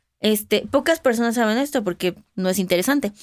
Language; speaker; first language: Spanish; native; Spanish